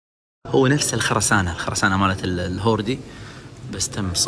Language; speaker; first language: Arabic; native; Arabic